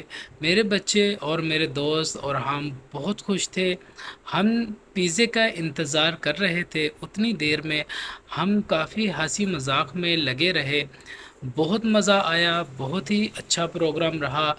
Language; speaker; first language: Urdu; non-native, local second language; Punjabi